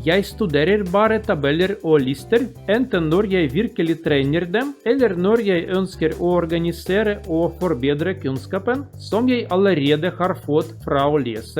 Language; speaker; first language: Norwegian; non-native, learner; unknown